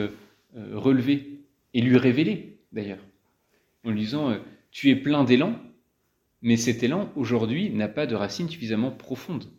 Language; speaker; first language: French; native; French